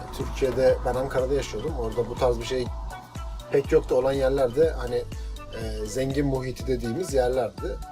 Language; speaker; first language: Turkish; native; Turkish